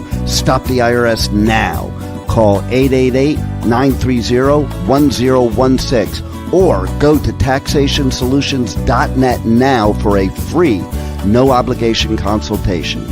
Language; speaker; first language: English; native; English